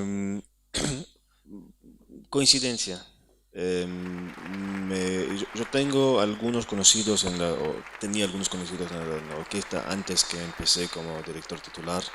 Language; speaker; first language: Spanish; non-native, fluent; Hebrew